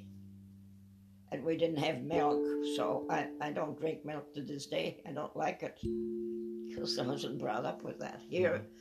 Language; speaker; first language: English; non-native, fluent; French